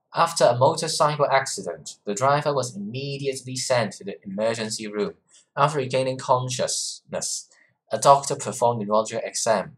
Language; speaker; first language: English; non-native, local second language; Cantonese